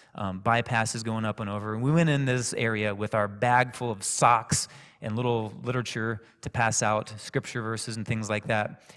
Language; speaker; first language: English; native; English